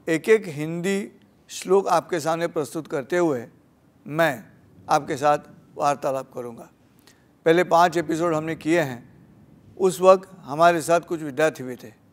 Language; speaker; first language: Hindi; non-native, local second language; Marathi